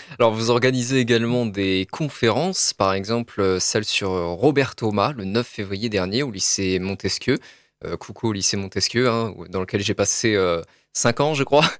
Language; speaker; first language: French; native; French